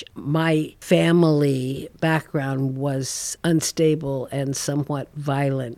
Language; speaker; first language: English; native; English